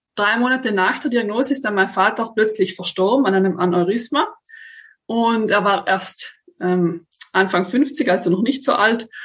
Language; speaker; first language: German; native; German